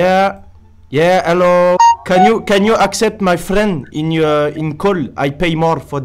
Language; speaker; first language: English; non-native, learner; French